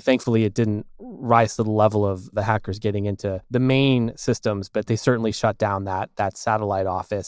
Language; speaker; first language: English; native; English